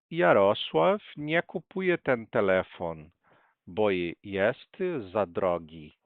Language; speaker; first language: Polish; non-native, fluent; Portuguese